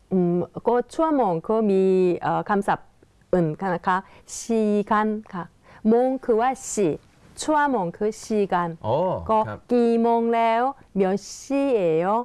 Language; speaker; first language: Thai; non-native, fluent; Korean